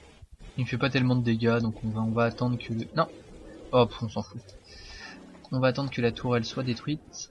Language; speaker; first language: French; native; French